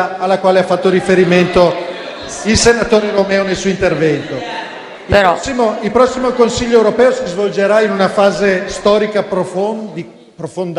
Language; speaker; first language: Italian; native; Italian